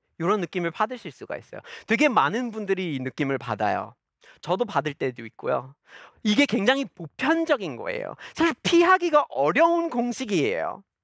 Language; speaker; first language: Korean; non-native, fluent; English